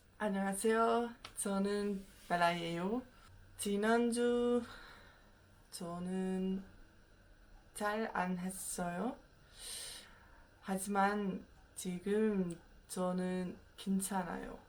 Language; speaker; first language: Korean; non-native, learner; English